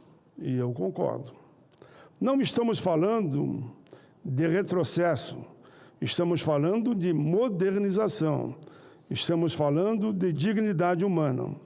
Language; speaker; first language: Portuguese; native; Portuguese